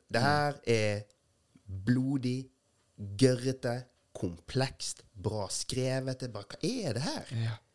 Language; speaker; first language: Norwegian; early bilingual, other home language; Rundi